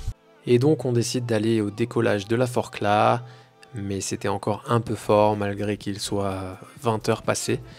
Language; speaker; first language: French; native; French